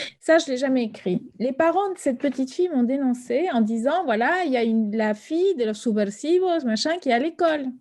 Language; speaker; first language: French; early bilingual, other home language; Spanish